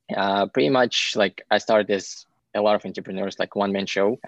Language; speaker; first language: English; non-native, fluent; Ukrainian